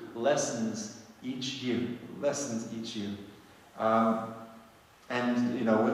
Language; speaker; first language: English; native; English